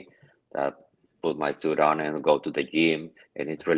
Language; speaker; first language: English; non-native, learner; Spanish